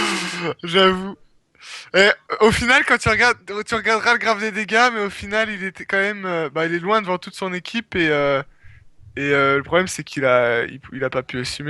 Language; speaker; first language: French; native; French